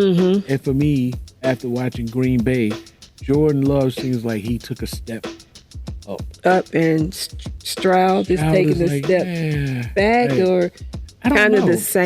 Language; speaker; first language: English; native; English